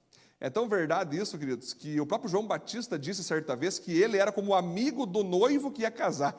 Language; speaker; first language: Portuguese; native; Portuguese